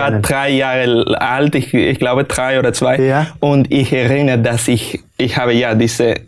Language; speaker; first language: German; non-native, learner; Spanish